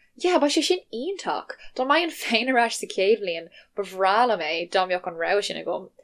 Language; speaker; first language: Irish; non-native, local second language; English